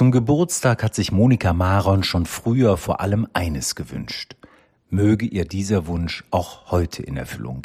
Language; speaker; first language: German; native; German